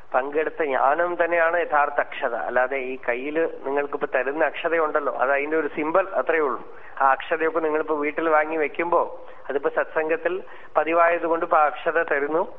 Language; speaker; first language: Malayalam; non-native, local second language; Tamil